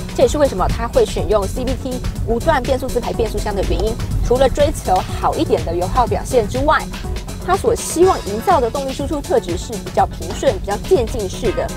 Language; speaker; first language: Chinese; native; Chinese